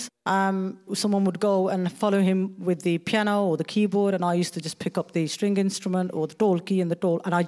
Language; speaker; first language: English; native; English